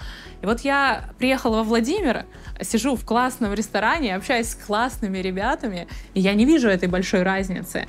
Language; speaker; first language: Russian; native; Russian